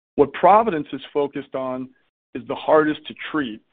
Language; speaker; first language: English; native; English